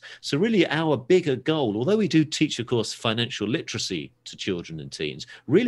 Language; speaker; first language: English; native; English